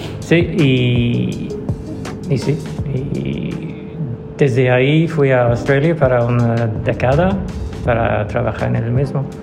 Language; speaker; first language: Spanish; non-native, learner; English